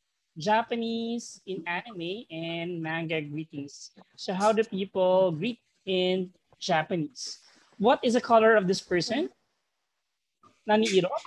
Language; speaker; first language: English; non-native, local second language; Filipino